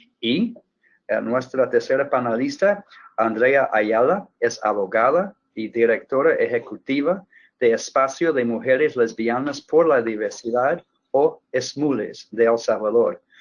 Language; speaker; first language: Spanish; non-native, fluent; English